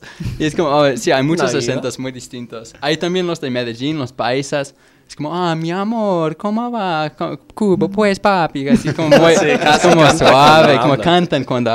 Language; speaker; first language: Spanish; non-native, fluent; English